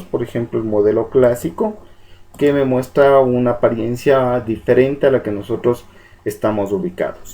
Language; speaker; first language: Spanish; native; Spanish